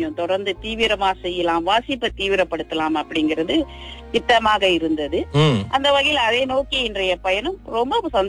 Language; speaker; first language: Tamil; early bilingual, heritage; Tamil